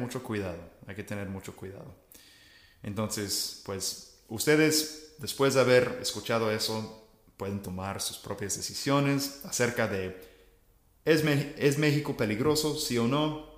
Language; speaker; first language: Spanish; non-native, fluent; English